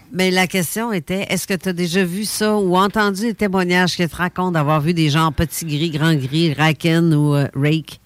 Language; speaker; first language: French; native; French